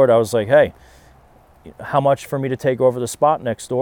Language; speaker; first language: English; native; English